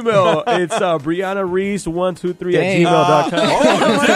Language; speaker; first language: English; native; English